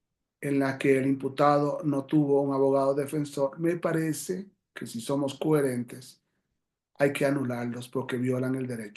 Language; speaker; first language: Spanish; native; Spanish